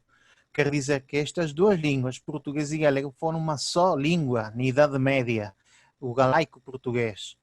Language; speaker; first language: Portuguese; early bilingual, heritage; Portuguese